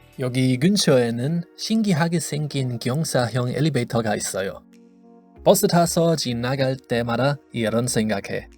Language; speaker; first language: Korean; non-native, fluent; German